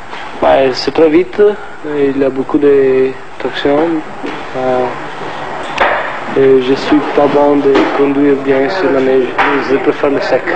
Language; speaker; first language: French; non-native, learner; Italian